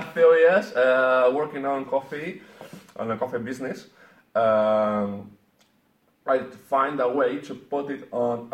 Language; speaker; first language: English; non-native, learner; Portuguese